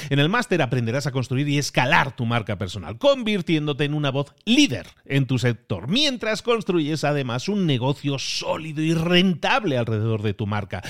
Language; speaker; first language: Spanish; native; Spanish